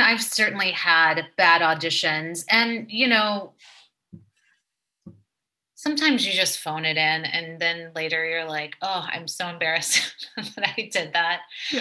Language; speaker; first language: English; native; English